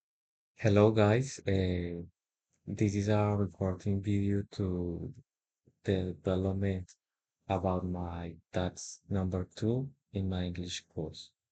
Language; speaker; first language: English; non-native, learner; Spanish